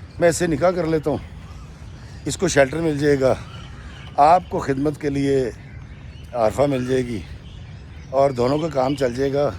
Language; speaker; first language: Urdu; non-native, local second language; Punjabi